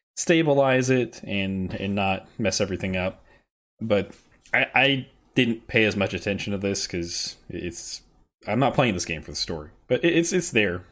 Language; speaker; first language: English; native; English